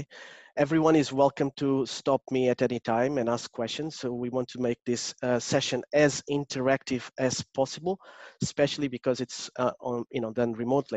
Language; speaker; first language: English; non-native, fluent; Portuguese